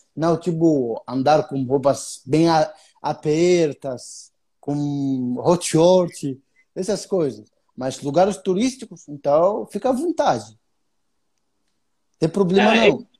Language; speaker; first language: Portuguese; non-native, fluent; Arabic